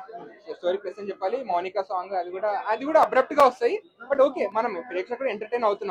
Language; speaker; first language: Telugu; native; Telugu